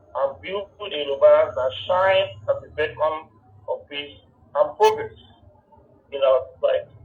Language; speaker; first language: English; non-native, local second language; Yoruba